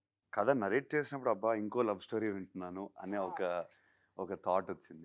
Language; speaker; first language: Telugu; native; Telugu